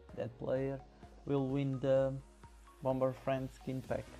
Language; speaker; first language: English; non-native, fluent; Portuguese